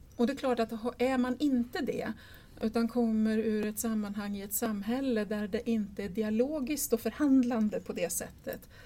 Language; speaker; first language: Swedish; native; Swedish